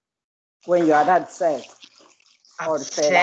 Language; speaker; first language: English; non-native, learner; Spanish